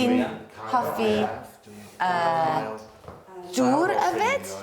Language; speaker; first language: Welsh; non-native, learner; English